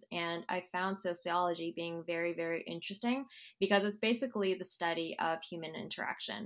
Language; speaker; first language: English; native; English